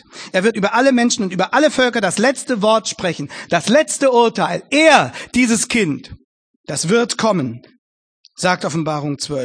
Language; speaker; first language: German; native; German